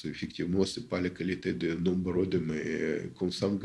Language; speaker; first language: French; non-native, fluent; Russian